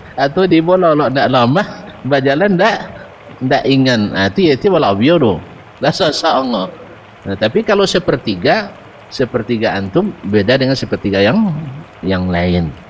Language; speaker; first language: Malay; non-native, local second language; Minangkabau